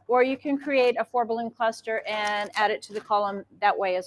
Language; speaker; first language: English; native; English